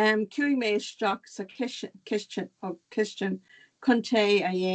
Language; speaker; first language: Irish; non-native, local second language; English